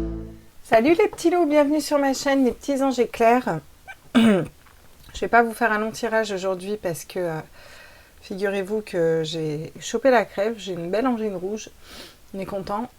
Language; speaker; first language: French; native; French